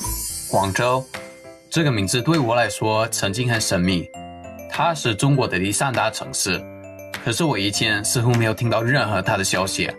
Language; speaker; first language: Chinese; non-native, fluent; English